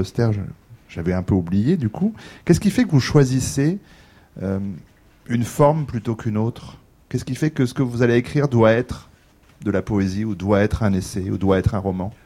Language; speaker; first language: French; native; French